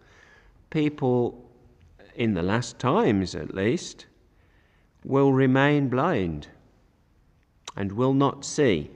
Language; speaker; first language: English; native; English